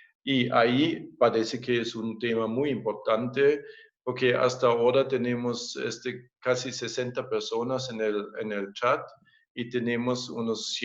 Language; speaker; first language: Spanish; non-native, fluent; German